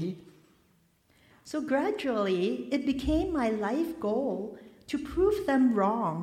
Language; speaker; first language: English; non-native, local second language; Cantonese